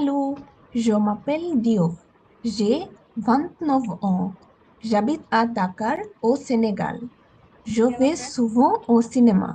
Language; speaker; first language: French; non-native, learner; Bangla